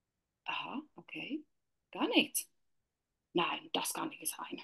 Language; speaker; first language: German; non-native, learner; Czech